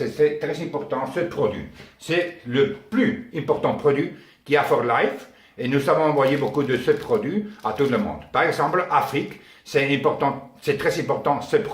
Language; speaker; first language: French; non-native, learner; Spanish